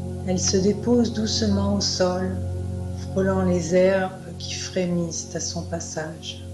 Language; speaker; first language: French; native; French